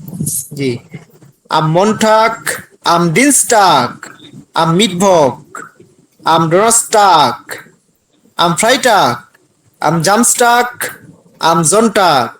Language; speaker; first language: German; non-native, learner; Bangla